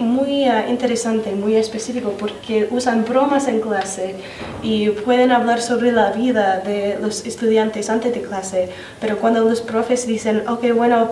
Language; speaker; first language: Spanish; non-native, fluent; English